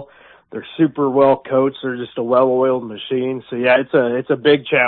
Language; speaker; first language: English; native; English